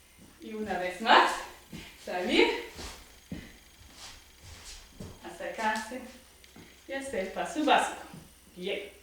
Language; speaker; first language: Spanish; non-native, fluent; German